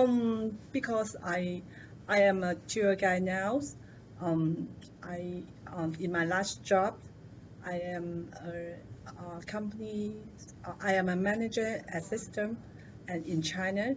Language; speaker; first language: English; non-native, learner; Chinese